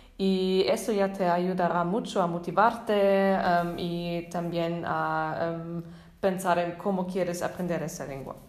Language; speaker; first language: Spanish; non-native, learner; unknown